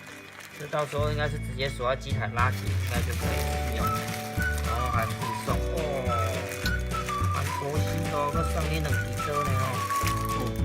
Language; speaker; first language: Chinese; native; Chinese